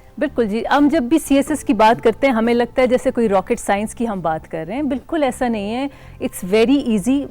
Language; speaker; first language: Urdu; non-native, local second language; Khowar